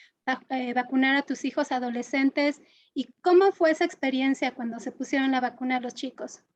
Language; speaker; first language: Spanish; native; Spanish